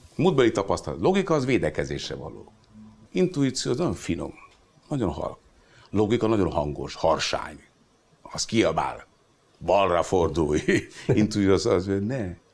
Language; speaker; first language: Hungarian; non-native, fluent; Hindi